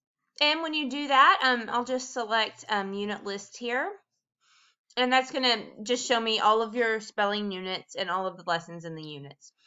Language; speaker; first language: English; native; English